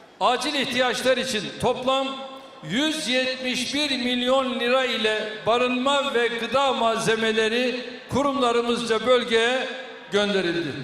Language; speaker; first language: Turkish; native; Turkish